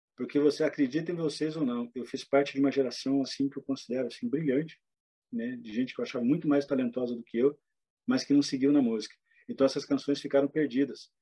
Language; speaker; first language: Portuguese; native; Portuguese